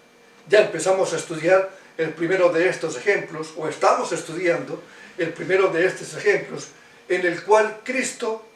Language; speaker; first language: Spanish; native; Spanish